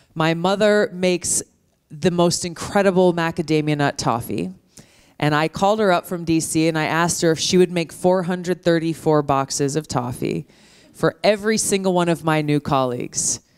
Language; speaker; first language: English; native; English